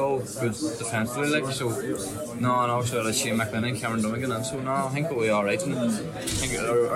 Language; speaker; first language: English; native; English